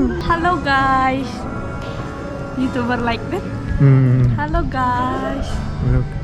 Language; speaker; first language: English; non-native, learner; Indonesian